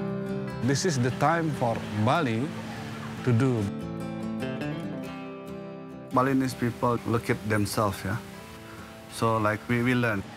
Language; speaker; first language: English; non-native, learner; Indonesian